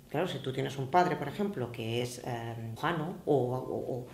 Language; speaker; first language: Spanish; native; Spanish